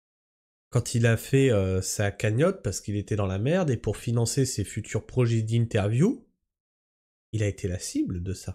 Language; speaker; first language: French; native; French